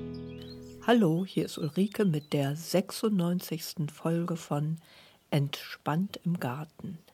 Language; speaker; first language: German; native; German